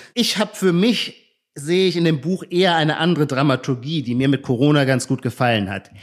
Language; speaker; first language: German; native; German